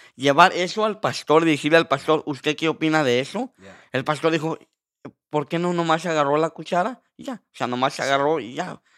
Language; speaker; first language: Spanish; early bilingual, heritage; Spanish